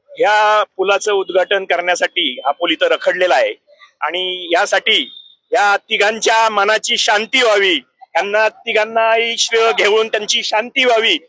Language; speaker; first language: Marathi; native; Marathi